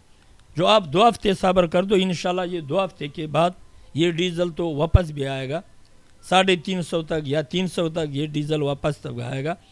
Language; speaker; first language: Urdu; non-native, local second language; Pashto